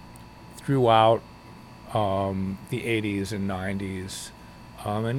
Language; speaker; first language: English; native; English